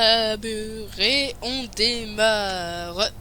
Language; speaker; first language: French; native; French